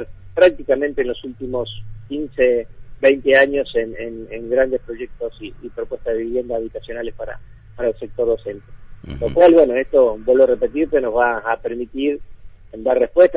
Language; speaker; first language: Spanish; native; Spanish